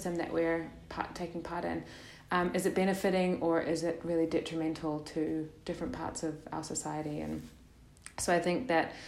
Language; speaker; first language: English; native; English